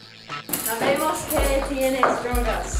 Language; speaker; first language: Spanish; non-native, learner; English